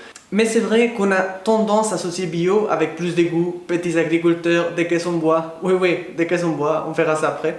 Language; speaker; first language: French; non-native, fluent; Spanish